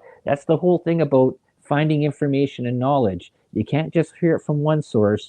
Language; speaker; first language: English; native; English